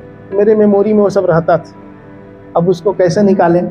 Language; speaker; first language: Hindi; native; Hindi